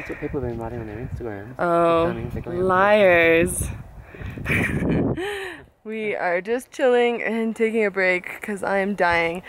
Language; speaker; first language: English; native; English